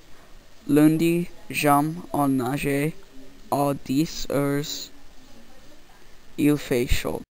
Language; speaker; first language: French; non-native, learner; English